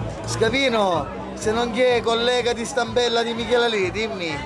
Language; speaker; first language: Italian; native; Italian